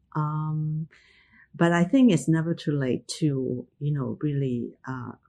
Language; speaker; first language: English; non-native, local second language; Cantonese